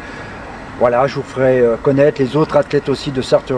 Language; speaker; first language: French; native; French